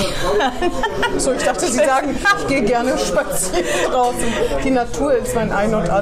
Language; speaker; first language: German; native; German